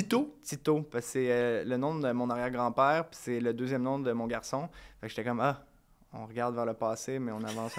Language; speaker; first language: French; native; French